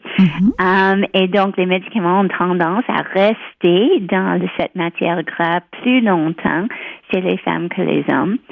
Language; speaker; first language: French; non-native, local second language; English